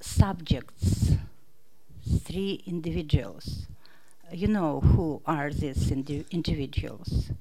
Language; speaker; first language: English; non-native, fluent; Russian